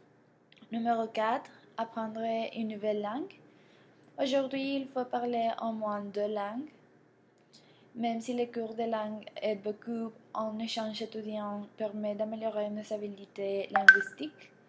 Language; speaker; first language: French; non-native, learner; Spanish